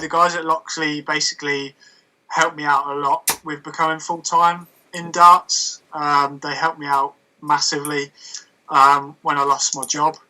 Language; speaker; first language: English; native; English